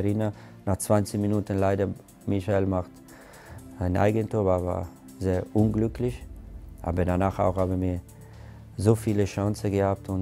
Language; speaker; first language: German; non-native, fluent; Italian